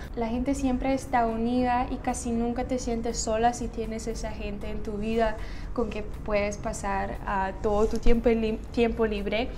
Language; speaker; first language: Spanish; non-native, fluent; Russian